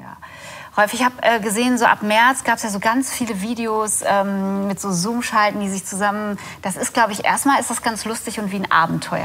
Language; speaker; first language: German; native; German